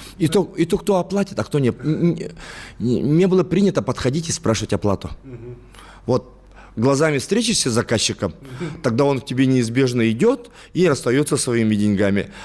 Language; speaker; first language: Russian; non-native, local second language; Yakut